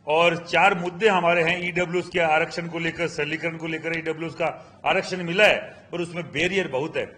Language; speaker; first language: Hindi; non-native, local second language; Rajasthani